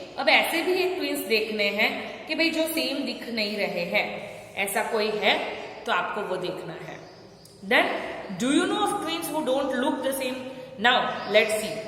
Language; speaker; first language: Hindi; non-native, local second language; Gujarati